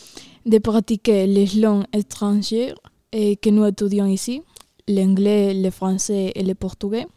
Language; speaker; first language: French; non-native, learner; Galician